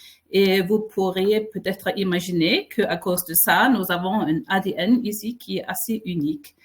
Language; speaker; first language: French; non-native, fluent; Faroese